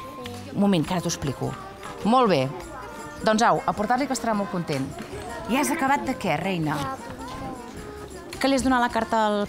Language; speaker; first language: Catalan; native; Catalan